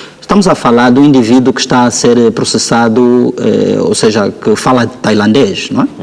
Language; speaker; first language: Portuguese; native; Portuguese